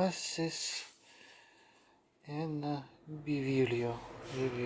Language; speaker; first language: Greek; non-native, learner; Ukrainian